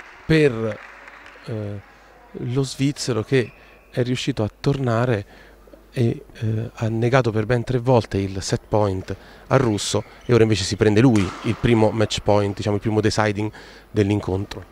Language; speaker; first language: Italian; native; Italian